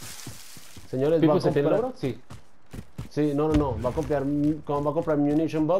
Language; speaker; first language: Spanish; native; Spanish